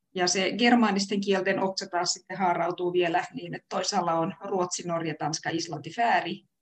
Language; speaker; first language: Finnish; native; Finnish